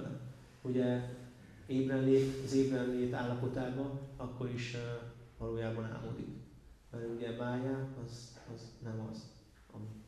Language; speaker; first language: Hungarian; native; Hungarian